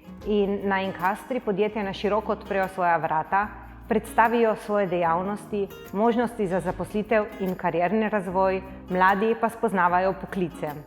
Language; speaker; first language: Slovenian; native; Slovenian